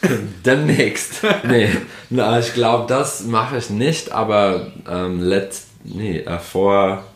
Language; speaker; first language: German; non-native, fluent; English